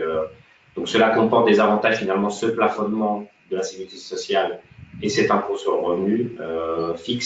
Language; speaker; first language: French; native; French